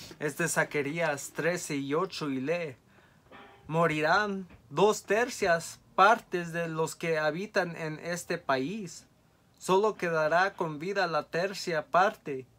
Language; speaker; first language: Spanish; early bilingual, heritage; Spanish